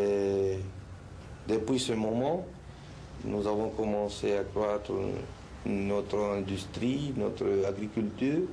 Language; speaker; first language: French; non-native, fluent; Spanish